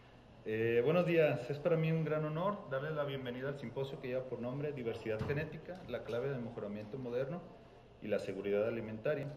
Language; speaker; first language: Spanish; native; Spanish